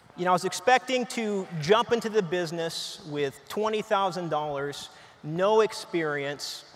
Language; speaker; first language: English; native; English